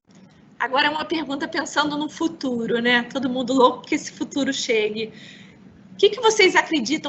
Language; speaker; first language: Portuguese; native; Portuguese